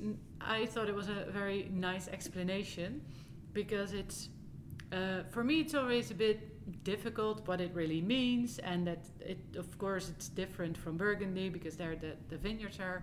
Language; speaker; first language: English; non-native, fluent; Dutch